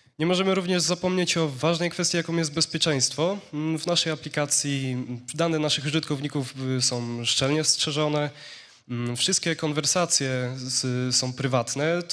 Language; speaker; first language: Polish; native; Polish